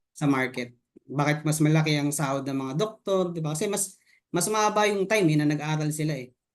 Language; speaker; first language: Filipino; native; Filipino